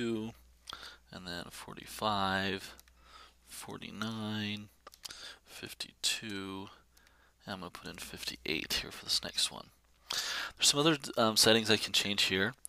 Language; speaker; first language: English; native; English